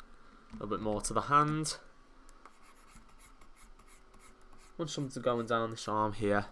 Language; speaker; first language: English; native; English